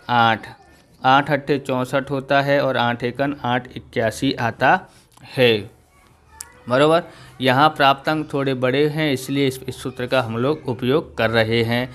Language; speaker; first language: Hindi; non-native, local second language; Gujarati